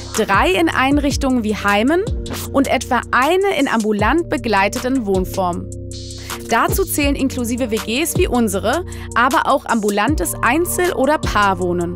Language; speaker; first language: German; native; German